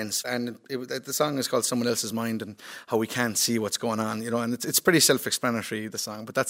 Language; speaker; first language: English; native; English